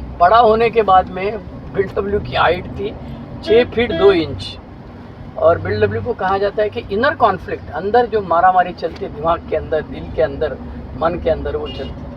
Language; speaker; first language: Hindi; non-native, local second language; Marathi